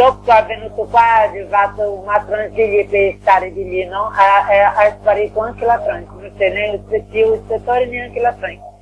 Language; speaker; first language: Italian; non-native, learner; Portuguese